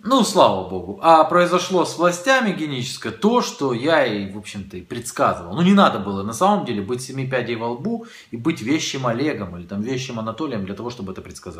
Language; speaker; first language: Russian; native; Russian